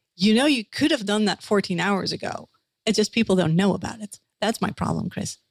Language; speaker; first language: English; non-native, fluent; Dutch